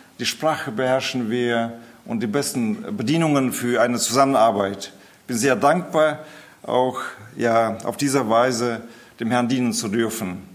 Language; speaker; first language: German; early bilingual, heritage; German